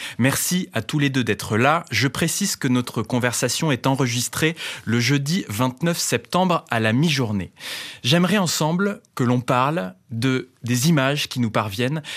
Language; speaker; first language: French; native; French